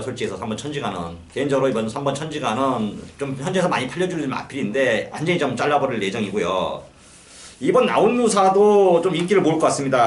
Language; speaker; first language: Korean; native; Korean